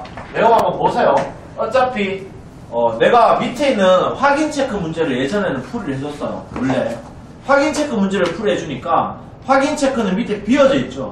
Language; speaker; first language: Korean; native; Korean